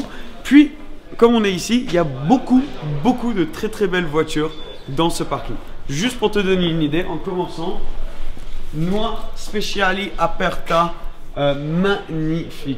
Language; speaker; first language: French; native; French